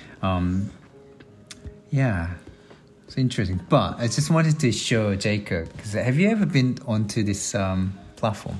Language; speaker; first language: English; non-native, fluent; Korean